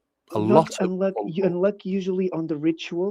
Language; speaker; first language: English; non-native, fluent; Portuguese